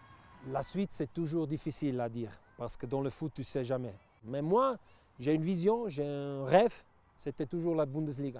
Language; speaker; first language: French; non-native, local second language; Italian